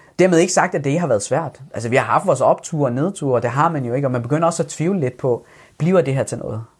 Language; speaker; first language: Danish; early bilingual, other home language; Persian